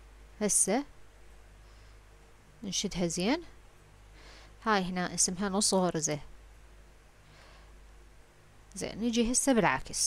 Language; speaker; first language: Arabic; native; Arabic